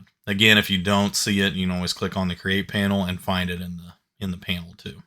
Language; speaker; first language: English; native; English